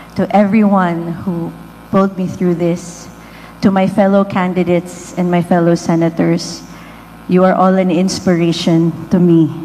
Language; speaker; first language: English; non-native, local second language; Filipino